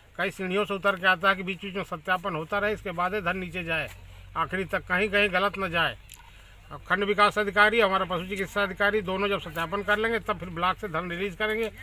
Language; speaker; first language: Hindi; native; Hindi